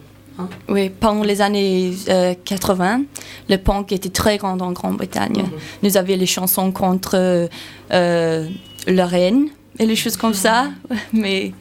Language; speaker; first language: French; non-native, learner; English